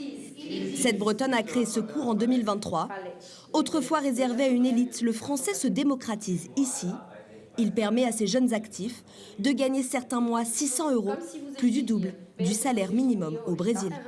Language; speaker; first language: French; native; French